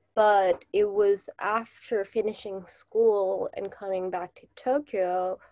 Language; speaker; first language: English; non-native, fluent; Japanese